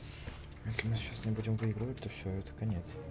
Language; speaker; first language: Russian; native; Russian